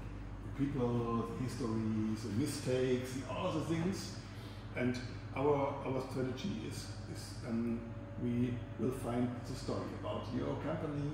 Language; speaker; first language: English; non-native, learner; German